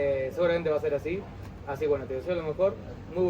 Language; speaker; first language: Spanish; native; Spanish